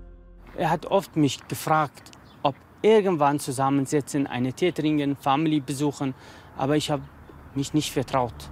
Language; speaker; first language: German; non-native, learner; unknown